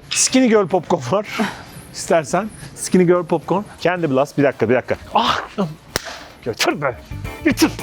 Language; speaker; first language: Turkish; native; Turkish